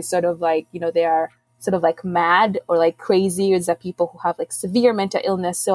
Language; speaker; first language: English; non-native, local second language; Ganda